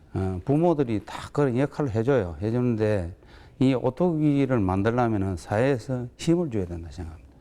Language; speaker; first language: Korean; native; Korean